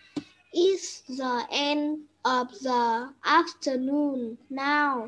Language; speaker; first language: English; non-native, learner; Vietnamese